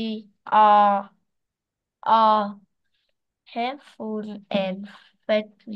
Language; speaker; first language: English; non-native, learner; Vietnamese